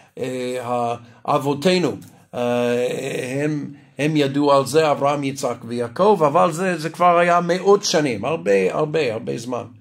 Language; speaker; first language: Hebrew; non-native, fluent; Russian